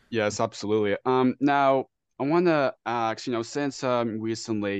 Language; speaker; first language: English; native; English